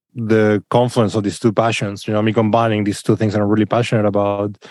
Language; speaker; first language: English; non-native, fluent; Spanish